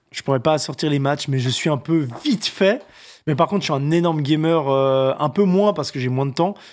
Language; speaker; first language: French; native; French